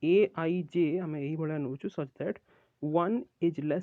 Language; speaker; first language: English; non-native, local second language; Odia